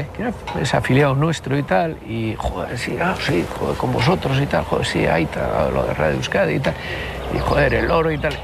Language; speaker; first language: Spanish; native; Spanish